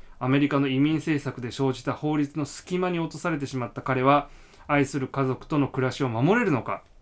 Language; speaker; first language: Japanese; native; Japanese